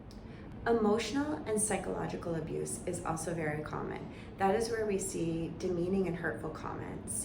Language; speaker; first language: English; native; English